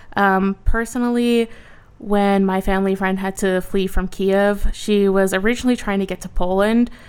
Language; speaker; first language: English; early bilingual, other home language; Ukrainian